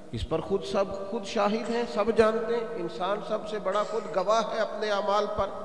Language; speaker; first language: Urdu; non-native, local second language; Punjabi